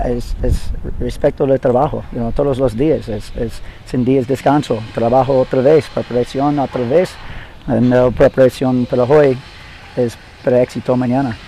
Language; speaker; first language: Spanish; non-native, learner; English